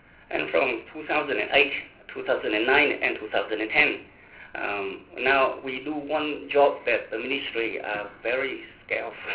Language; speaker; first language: English; non-native, fluent; Vietnamese